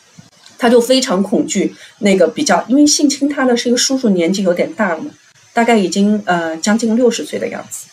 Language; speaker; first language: Chinese; native; Chinese